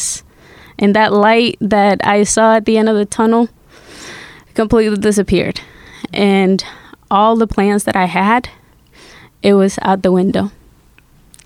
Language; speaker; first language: English; non-native, fluent; Spanish